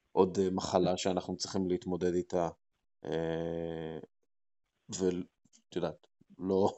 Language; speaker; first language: Hebrew; native; Hebrew